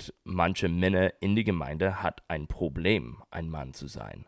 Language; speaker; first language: German; non-native, learner; English